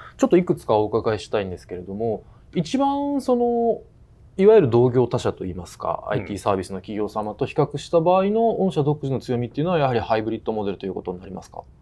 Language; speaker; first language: Japanese; native; Japanese